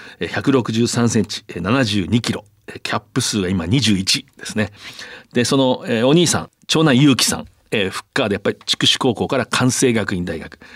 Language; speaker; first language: Japanese; native; Japanese